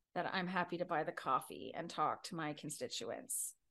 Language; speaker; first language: English; native; English